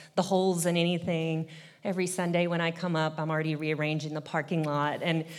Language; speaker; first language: English; native; English